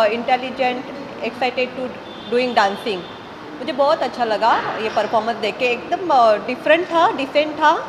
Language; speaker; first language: Hindi; native; Hindi